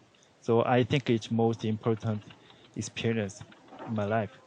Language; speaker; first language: English; non-native, learner; Korean